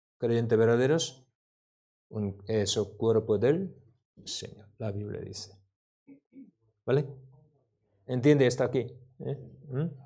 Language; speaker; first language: Spanish; non-native, learner; Korean